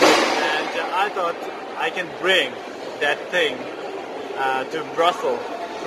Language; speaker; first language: English; non-native, local second language; Tibetan